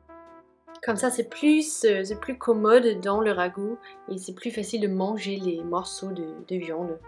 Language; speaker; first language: French; non-native, fluent; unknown